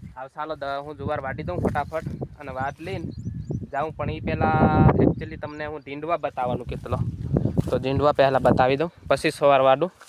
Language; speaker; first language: Gujarati; native; Gujarati